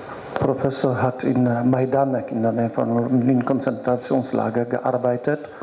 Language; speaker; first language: German; non-native, fluent; Polish